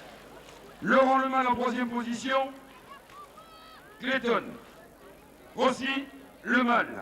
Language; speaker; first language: French; native; French